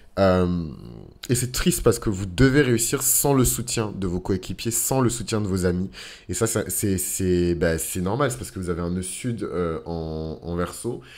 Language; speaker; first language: French; native; French